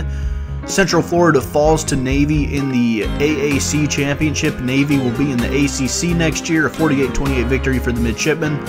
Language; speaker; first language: English; native; English